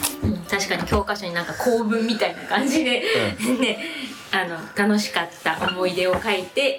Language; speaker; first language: Japanese; native; Japanese